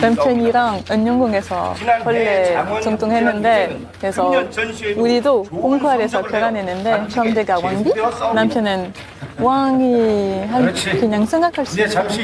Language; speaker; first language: Korean; non-native, fluent; French